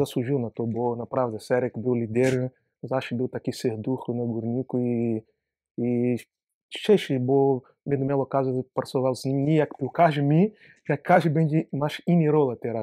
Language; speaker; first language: Polish; non-native, learner; Portuguese